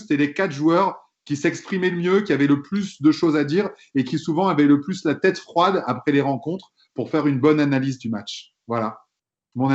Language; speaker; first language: French; native; French